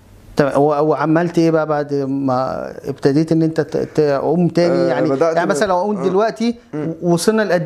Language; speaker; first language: Arabic; native; Arabic